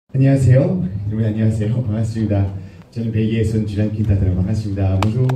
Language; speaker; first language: Korean; non-native, fluent; French